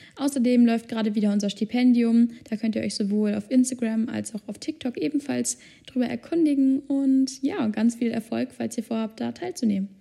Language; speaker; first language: German; native; German